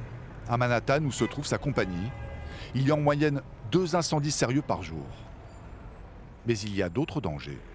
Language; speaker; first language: French; native; French